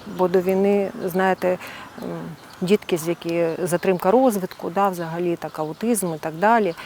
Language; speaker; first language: Ukrainian; non-native, local second language; Russian